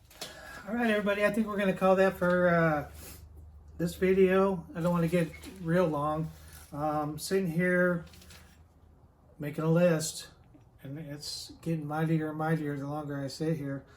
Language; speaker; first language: English; native; English